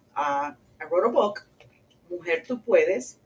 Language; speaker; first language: English; early bilingual, other home language; Spanish